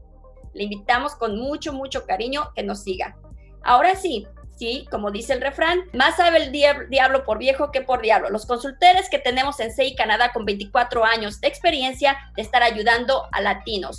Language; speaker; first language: Spanish; native; Spanish